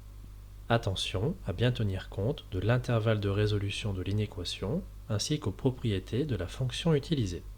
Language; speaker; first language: French; native; French